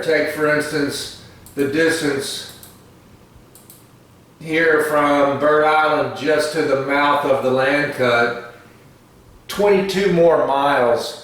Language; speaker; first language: English; native; English